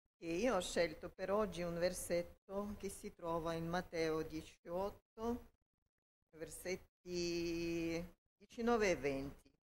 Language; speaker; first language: Italian; non-native, learner; Ukrainian